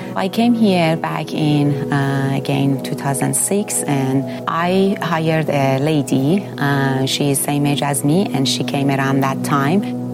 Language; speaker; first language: English; non-native, fluent; Persian